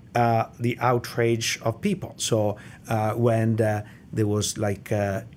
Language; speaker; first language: English; non-native, fluent; Italian